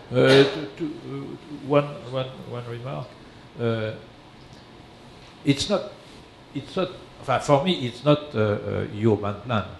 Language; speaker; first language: English; non-native, learner; French